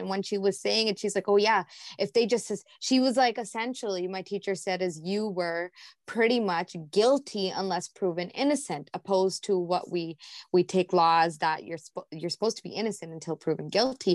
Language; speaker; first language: English; native; English